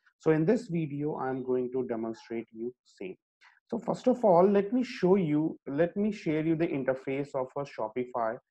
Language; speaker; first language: English; non-native, local second language; Hindi